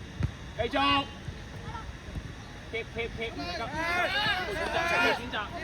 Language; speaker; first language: Cantonese; native; Cantonese